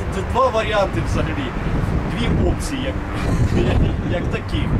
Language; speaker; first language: Ukrainian; native; Ukrainian